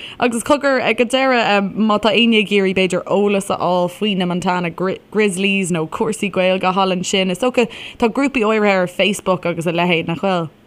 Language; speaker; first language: Irish; native; Irish